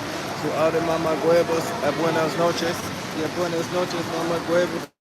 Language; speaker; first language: Spanish; non-native, learner; English